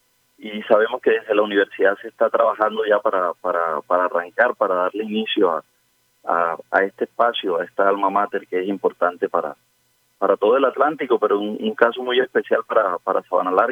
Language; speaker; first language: Spanish; native; Spanish